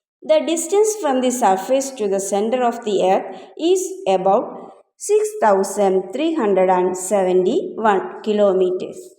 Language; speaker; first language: English; non-native, local second language; Malayalam